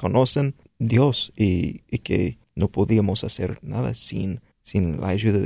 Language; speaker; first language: Spanish; non-native, fluent; English